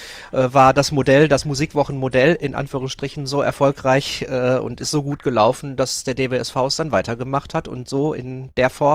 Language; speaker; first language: German; native; German